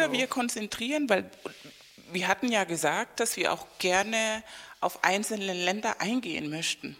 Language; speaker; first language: German; non-native, fluent; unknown